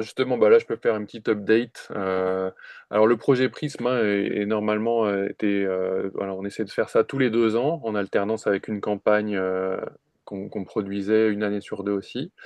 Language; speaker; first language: French; native; French